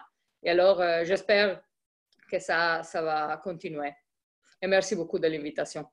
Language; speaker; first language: French; non-native, fluent; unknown